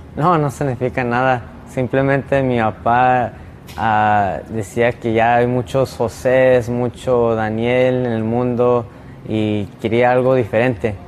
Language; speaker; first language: Spanish; early bilingual, heritage; Spanish